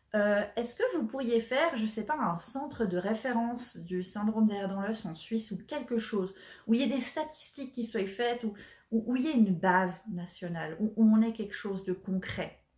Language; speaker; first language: French; native; French